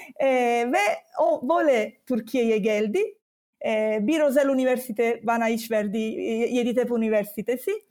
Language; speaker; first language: Turkish; non-native, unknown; Italian